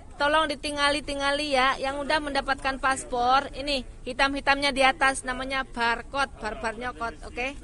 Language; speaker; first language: Indonesian; non-native, local second language; Javanese